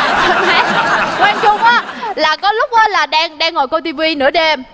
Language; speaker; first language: Vietnamese; native; Vietnamese